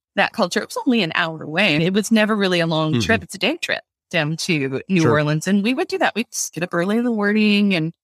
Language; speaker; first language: English; native; English